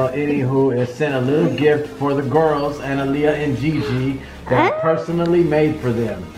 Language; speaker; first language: English; native; English